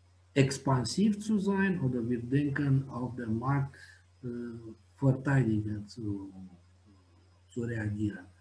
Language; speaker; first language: German; non-native, fluent; Romanian